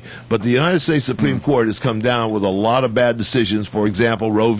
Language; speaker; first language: English; native; English